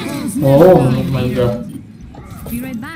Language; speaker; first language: English; non-native, learner; Russian